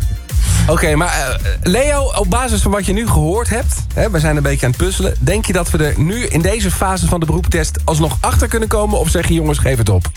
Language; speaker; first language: Dutch; native; Dutch